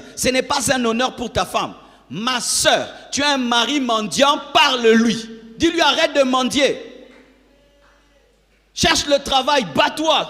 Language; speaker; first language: French; non-native, local second language; Lingala